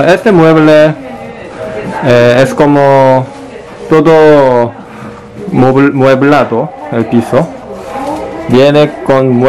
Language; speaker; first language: Spanish; non-native, fluent; Korean